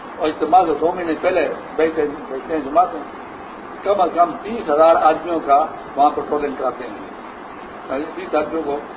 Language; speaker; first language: Urdu; non-native, local second language; Pashto